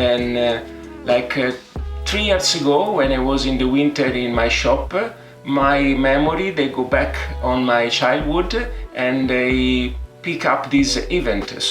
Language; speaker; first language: English; non-native, fluent; Italian